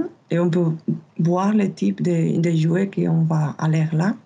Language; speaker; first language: French; non-native, fluent; Spanish